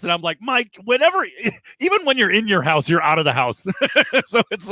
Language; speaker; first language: English; native; English